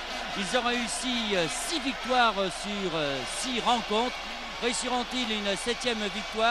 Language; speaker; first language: French; native; French